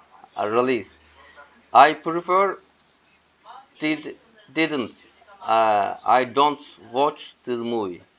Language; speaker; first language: English; non-native, learner; Turkish